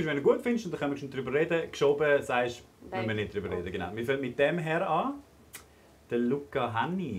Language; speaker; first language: German; native; German